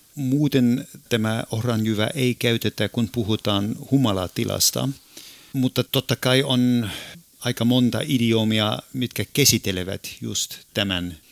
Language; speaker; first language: Finnish; non-native, fluent; German